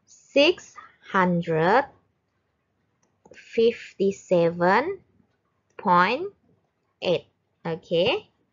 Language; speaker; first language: English; non-native, local second language; Malay